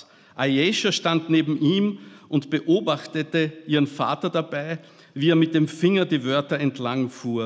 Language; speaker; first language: German; native; German